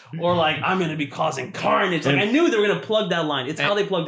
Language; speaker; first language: English; native; English